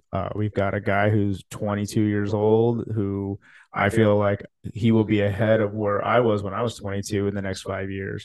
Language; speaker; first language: English; native; English